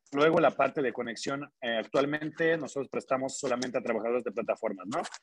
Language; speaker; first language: Spanish; non-native, fluent; Russian